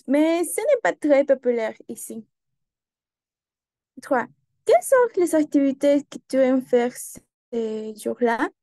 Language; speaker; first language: French; non-native, learner; Spanish